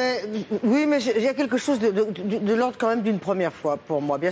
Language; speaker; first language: French; native; French